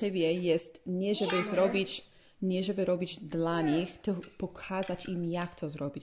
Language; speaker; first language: Polish; non-native, learner; English